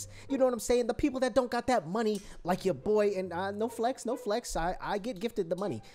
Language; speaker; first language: English; native; English